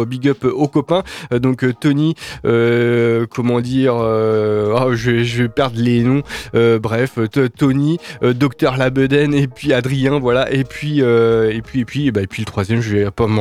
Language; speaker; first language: French; native; French